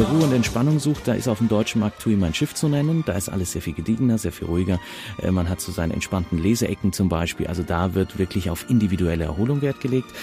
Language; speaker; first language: German; native; German